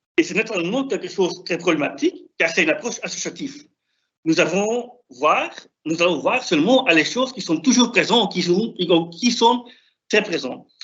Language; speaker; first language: French; non-native, fluent; German